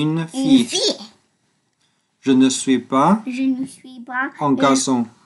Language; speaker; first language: French; non-native, learner; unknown